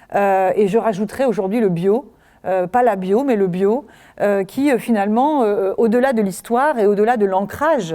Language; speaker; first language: French; native; French